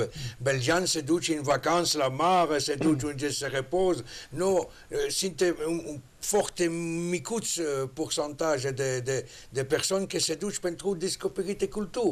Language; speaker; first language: Romanian; non-native, learner; French